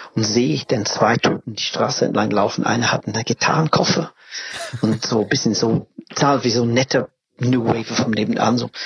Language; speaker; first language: German; non-native, fluent; English